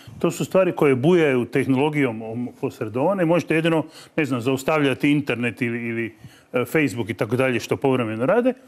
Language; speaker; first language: Croatian; native; Croatian